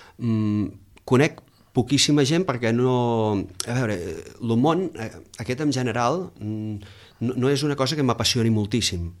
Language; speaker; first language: Catalan; native; Catalan